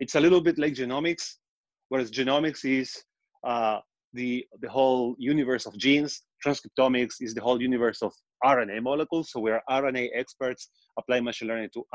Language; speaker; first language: English; non-native, fluent; Spanish